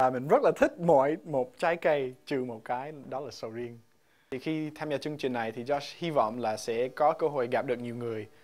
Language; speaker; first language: Vietnamese; non-native, fluent; English